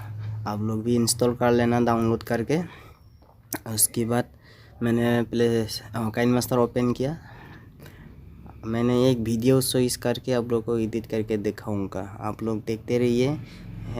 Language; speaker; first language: Hindi; non-native, local second language; Assamese